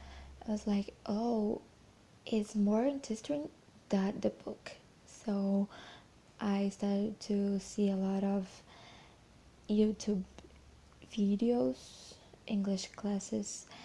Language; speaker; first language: English; non-native, fluent; Portuguese